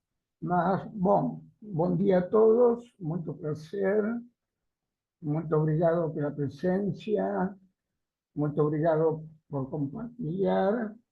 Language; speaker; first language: Portuguese; non-native, learner; Spanish